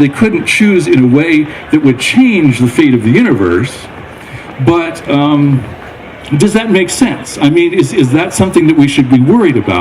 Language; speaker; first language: English; native; English